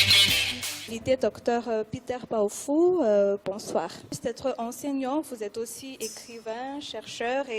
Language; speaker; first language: French; non-native, local second language; Malagasy